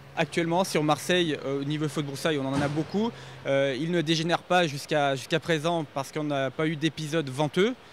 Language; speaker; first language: French; native; French